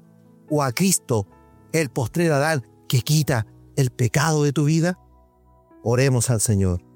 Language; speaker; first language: Spanish; native; Spanish